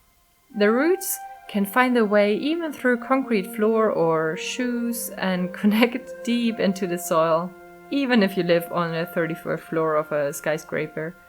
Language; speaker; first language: English; non-native, fluent; German